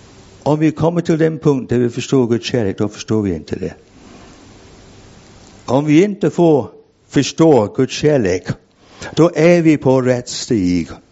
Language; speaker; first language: Swedish; non-native, fluent; English